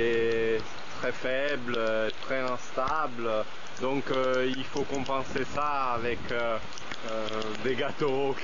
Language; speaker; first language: French; non-native, fluent; Italian